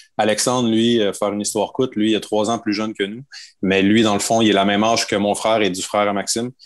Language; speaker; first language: French; native; French